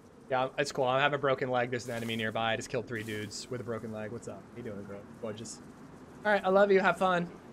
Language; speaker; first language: English; native; English